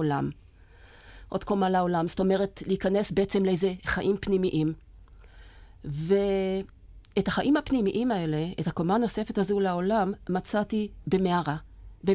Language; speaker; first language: Hebrew; non-native, local second language; French